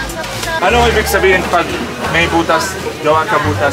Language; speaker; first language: Filipino; non-native, learner; Arabic